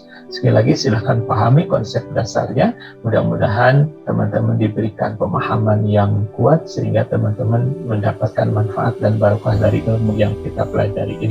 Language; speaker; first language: Indonesian; native; Indonesian